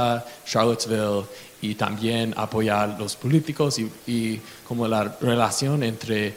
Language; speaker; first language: Spanish; non-native, learner; English